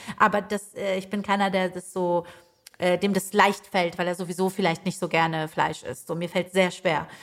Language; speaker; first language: German; early bilingual, other home language; Persian